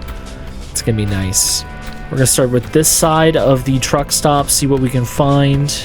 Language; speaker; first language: English; native; English